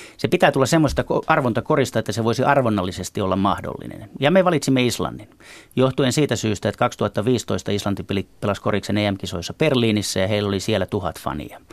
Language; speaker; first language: Finnish; native; Finnish